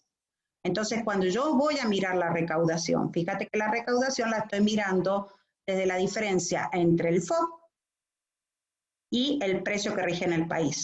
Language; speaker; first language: Spanish; native; Spanish